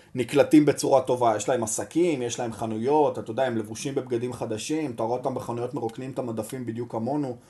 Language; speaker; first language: Hebrew; native; Hebrew